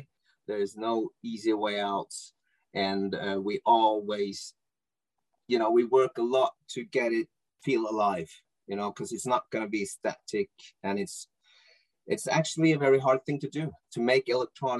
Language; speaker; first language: English; non-native, fluent; Norwegian